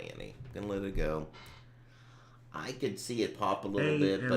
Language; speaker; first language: English; native; English